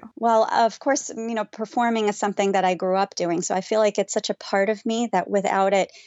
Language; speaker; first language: English; native; English